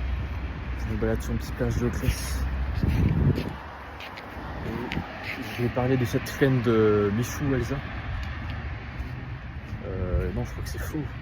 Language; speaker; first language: French; native; French